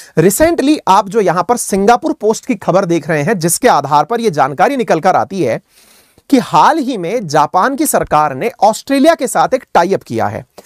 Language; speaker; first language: Hindi; native; Hindi